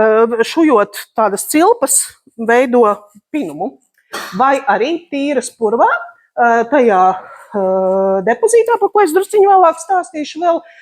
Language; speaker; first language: Latvian; native; Latvian